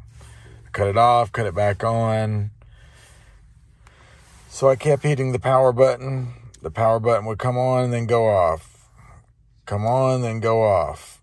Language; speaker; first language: English; native; English